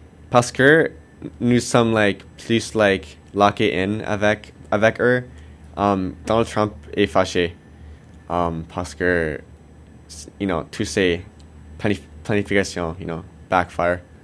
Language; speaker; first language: French; non-native, fluent; English